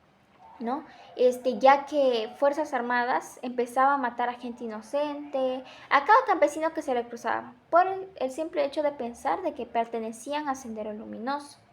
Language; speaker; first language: Spanish; native; Spanish